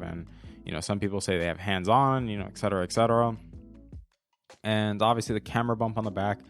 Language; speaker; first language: English; native; English